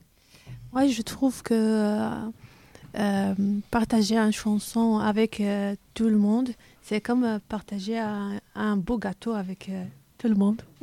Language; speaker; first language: French; non-native, learner; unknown